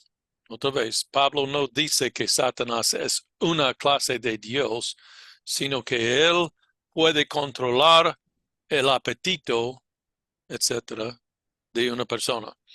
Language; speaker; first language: Spanish; non-native, fluent; English